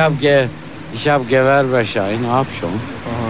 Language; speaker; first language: German; non-native, learner; Turkish